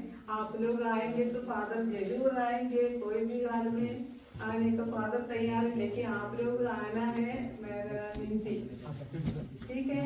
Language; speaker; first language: Hindi; non-native, local second language; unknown